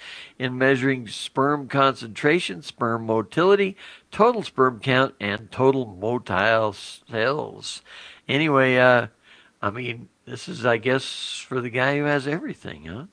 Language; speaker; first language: English; native; English